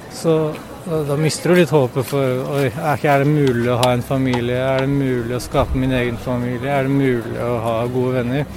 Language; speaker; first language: Norwegian; native; Norwegian